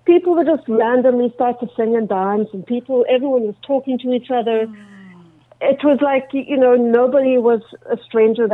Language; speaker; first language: English; native; English